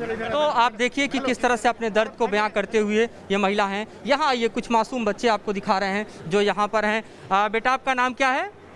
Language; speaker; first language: Hindi; native; Hindi